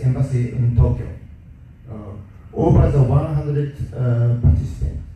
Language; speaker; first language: English; non-native, learner; Japanese